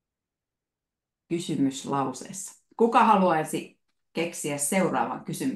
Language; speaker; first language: Finnish; native; Finnish